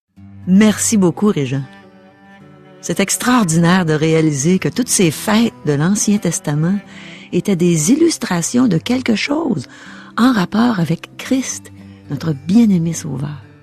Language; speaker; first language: French; native; French